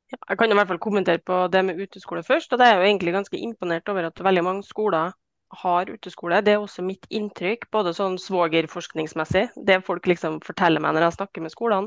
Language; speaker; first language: Norwegian; native; Norwegian